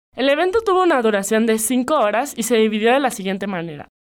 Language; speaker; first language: Spanish; native; Spanish